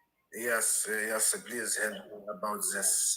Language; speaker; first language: English; non-native, learner; Arabic